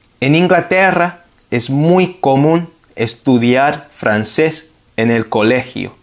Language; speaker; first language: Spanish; non-native, fluent; English